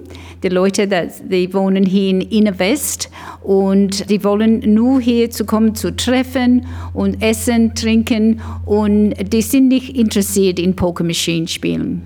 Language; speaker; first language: German; early bilingual, heritage; English